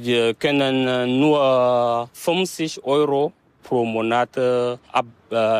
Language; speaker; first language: German; non-native, learner; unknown